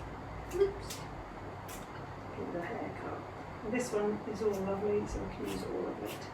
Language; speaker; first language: English; native; English